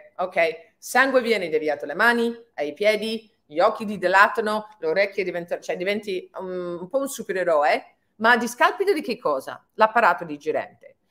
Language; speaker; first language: Italian; non-native, fluent; English